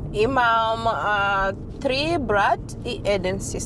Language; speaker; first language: Macedonian; non-native, learner; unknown